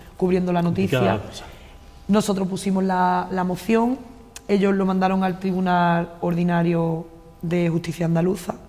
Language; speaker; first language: Spanish; native; Spanish